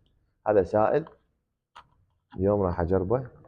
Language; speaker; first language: Arabic; native; Arabic